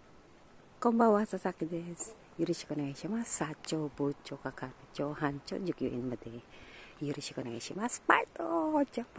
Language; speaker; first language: Japanese; non-native, learner; Filipino